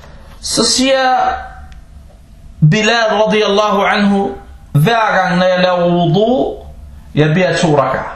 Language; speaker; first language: Danish; non-native, fluent; Arabic